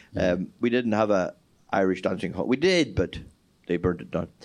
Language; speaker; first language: English; native; English